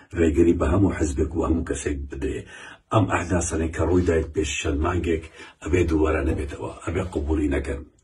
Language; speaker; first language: Central Kurdish; non-native, local second language; Kurdish